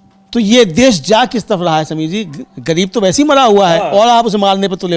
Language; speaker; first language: Hindi; native; Hindi